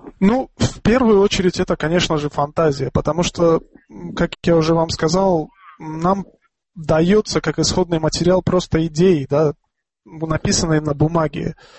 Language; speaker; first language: Russian; non-native, local second language; Tajik